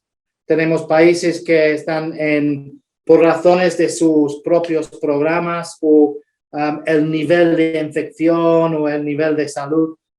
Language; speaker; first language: Spanish; non-native, fluent; English